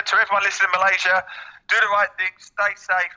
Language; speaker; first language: English; native; English